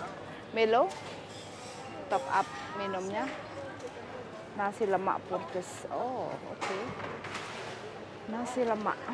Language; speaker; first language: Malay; non-native, local second language; Javanese